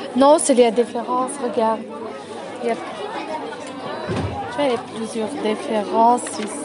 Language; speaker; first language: French; non-native, learner; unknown